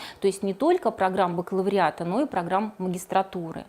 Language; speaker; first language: Russian; native; Russian